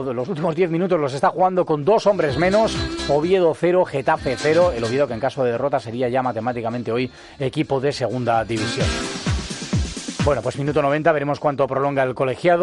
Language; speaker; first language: Spanish; native; Spanish